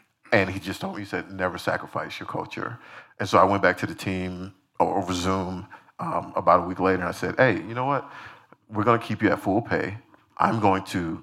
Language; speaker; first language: English; native; English